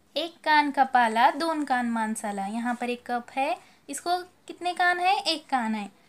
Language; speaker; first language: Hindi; native; Hindi